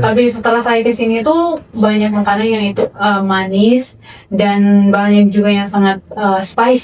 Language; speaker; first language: Indonesian; non-native, fluent; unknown